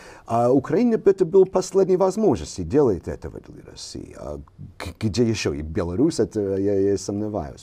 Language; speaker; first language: Russian; non-native, fluent; English